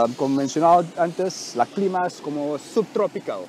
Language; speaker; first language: Spanish; non-native, learner; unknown